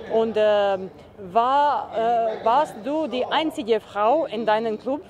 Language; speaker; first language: German; non-native, learner; Serbian